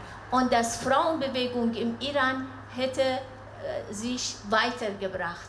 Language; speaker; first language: German; non-native, learner; Persian